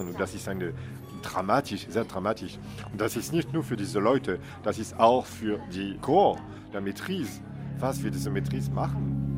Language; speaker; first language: German; non-native, learner; French